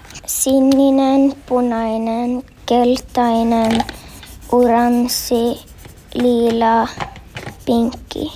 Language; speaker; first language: Finnish; early bilingual, heritage; Finnish